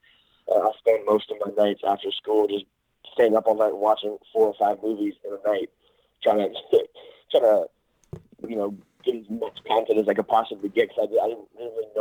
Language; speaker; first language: English; native; English